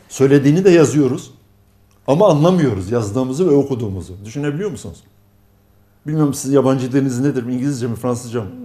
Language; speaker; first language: Turkish; non-native, local second language; Arabic